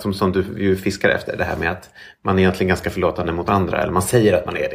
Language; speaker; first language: Swedish; native; Swedish